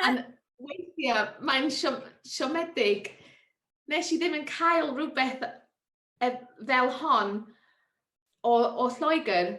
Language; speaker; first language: Welsh; non-native, learner; English